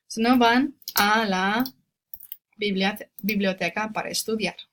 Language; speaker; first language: Spanish; non-native, fluent; English